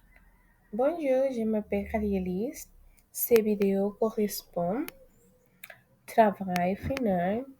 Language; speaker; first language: French; non-native, learner; Spanish